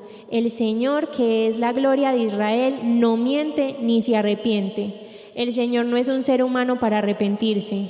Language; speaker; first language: Spanish; native; Spanish